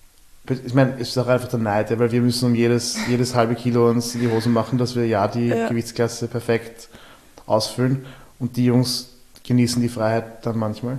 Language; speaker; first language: German; native; German